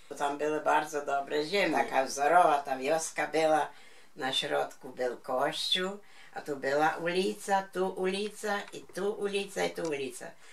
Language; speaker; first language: Polish; non-native, local second language; Ukrainian